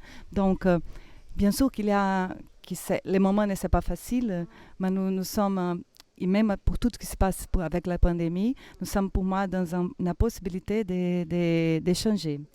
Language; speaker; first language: French; non-native, fluent; Portuguese